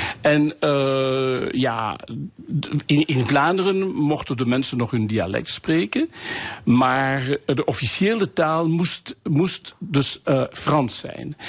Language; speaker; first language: Dutch; non-native, local second language; French